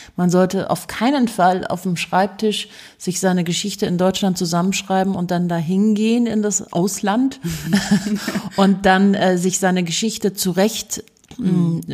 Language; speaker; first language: German; native; German